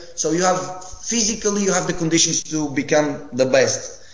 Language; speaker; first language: English; non-native, fluent; Portuguese